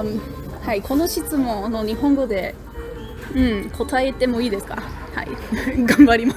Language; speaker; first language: Japanese; non-native, learner; English